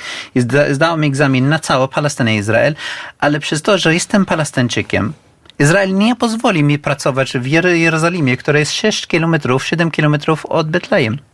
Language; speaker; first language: Polish; non-native, fluent; Arabic